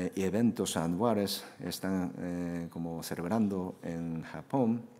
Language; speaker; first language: Spanish; non-native, fluent; Japanese